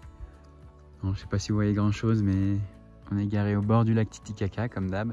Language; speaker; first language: French; native; French